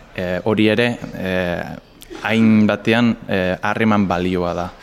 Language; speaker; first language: Basque; non-native, fluent; English